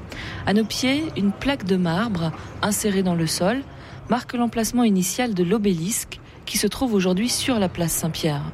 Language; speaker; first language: French; native; French